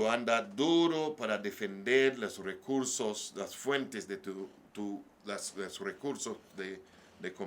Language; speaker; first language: Spanish; non-native, learner; English